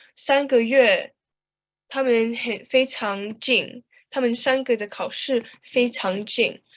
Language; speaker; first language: Chinese; early bilingual, heritage; Chinese